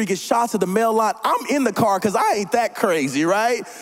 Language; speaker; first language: English; native; English